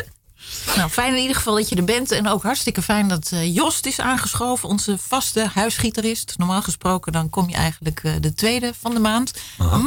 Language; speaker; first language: Dutch; native; Dutch